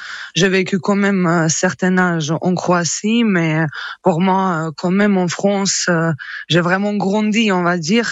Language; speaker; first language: French; non-native, fluent; Croatian